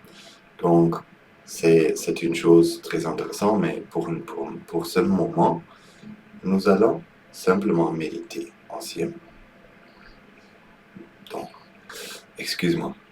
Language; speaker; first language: French; non-native, learner; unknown